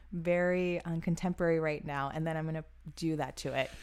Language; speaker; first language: English; native; English